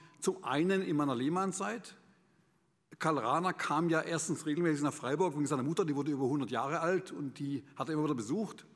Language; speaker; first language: German; native; German